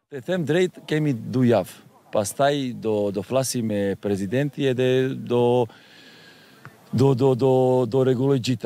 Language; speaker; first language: Albanian; non-native, learner; Serbian